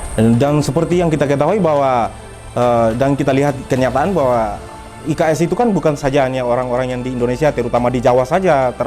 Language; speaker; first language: Indonesian; non-native, local second language; Tetum